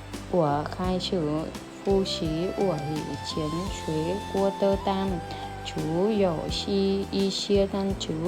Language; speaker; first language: Chinese; non-native, learner; Vietnamese